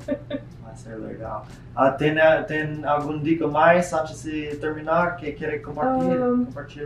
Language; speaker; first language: Portuguese; non-native, learner; English